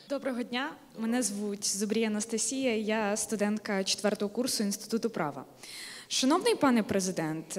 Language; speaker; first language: Ukrainian; native; Ukrainian